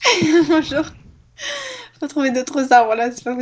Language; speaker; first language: French; native; French